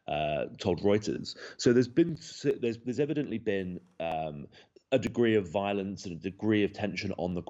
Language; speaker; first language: English; native; English